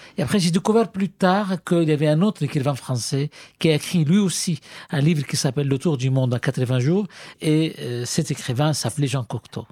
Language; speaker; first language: French; non-native, fluent; Arabic